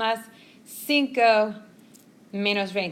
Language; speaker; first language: Spanish; non-native, fluent; English